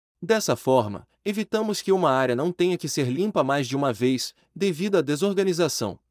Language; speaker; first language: Portuguese; native; Portuguese